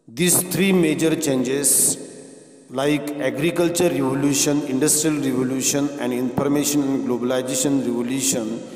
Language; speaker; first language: English; non-native, local second language; Marathi